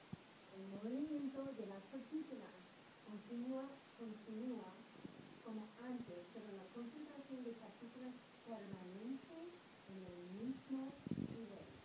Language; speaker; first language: Spanish; non-native, fluent; English